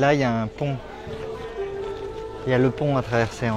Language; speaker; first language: French; native; French